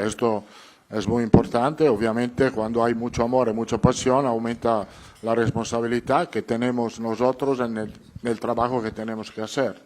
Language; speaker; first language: Spanish; non-native, fluent; Italian